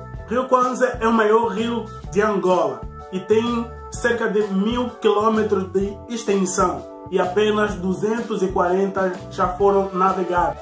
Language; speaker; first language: Portuguese; native; Portuguese